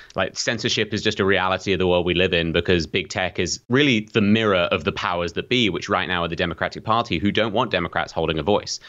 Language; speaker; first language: English; native; English